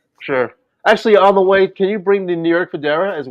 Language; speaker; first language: English; native; English